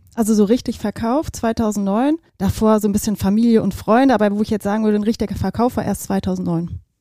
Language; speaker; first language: German; early bilingual, other home language; Dutch